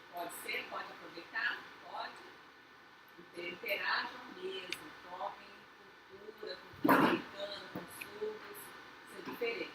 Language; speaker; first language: Portuguese; native; Portuguese